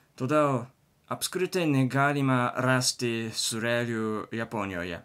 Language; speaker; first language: Lithuanian; non-native, learner; Japanese